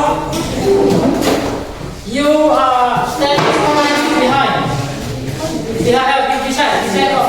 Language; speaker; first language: English; non-native, learner; Indonesian